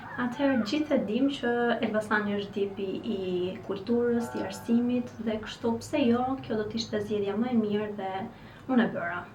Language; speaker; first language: Albanian; native; Albanian